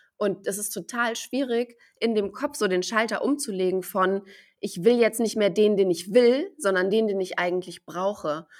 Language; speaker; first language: German; native; German